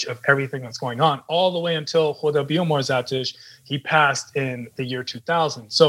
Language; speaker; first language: English; native; English